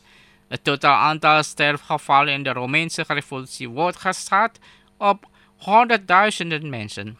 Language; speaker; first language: Dutch; non-native, fluent; Indonesian